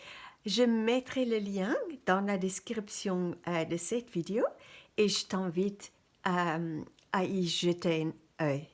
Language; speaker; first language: French; non-native, fluent; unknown